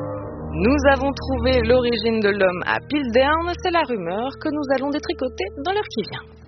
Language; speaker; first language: French; native; French